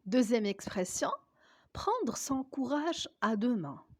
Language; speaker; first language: French; non-native, local second language; Arabic